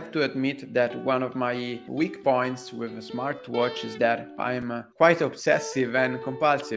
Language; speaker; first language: English; non-native, fluent; Italian